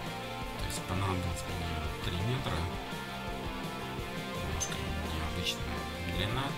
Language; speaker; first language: Russian; native; Russian